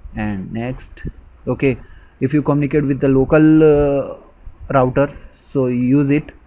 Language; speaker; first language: English; non-native, local second language; Hindi